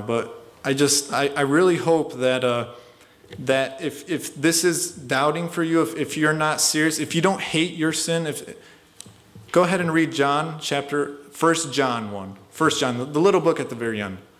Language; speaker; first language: English; early bilingual, other home language; Romanian